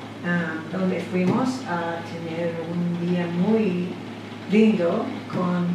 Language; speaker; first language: Spanish; non-native, fluent; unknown